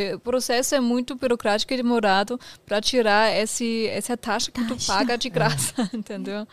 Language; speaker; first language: Portuguese; non-native, fluent; German